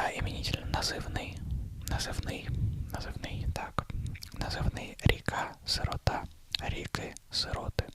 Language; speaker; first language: Ukrainian; non-native, learner; Russian